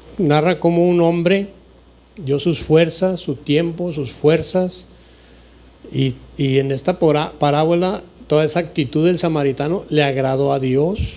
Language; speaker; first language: Spanish; native; Spanish